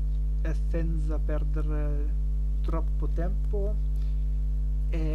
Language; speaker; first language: Italian; non-native, learner; German